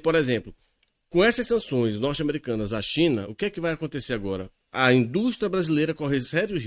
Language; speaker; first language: Portuguese; native; Portuguese